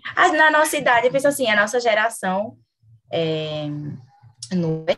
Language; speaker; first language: Italian; non-native, learner; Portuguese